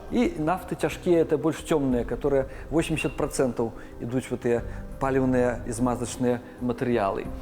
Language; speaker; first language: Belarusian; non-native, local second language; Russian